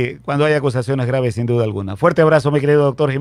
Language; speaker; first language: Spanish; native; Spanish